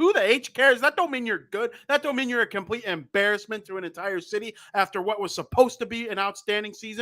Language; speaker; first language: English; native; English